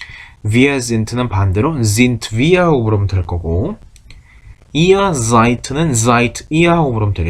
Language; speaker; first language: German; non-native, fluent; Korean